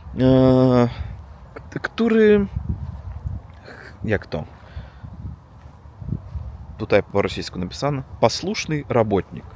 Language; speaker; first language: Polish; non-native, learner; Russian